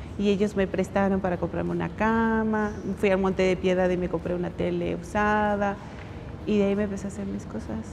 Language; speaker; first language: Spanish; native; Spanish